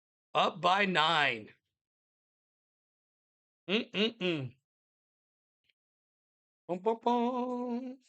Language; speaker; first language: English; native; English